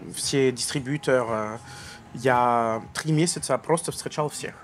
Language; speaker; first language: Russian; non-native, learner; French